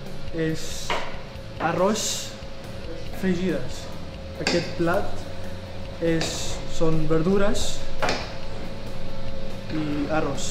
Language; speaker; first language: Catalan; non-native, learner; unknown